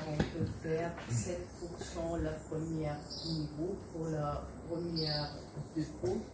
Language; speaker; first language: French; non-native, learner; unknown